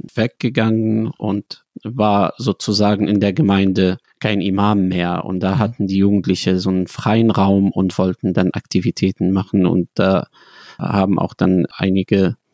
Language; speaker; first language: German; non-native, fluent; Arabic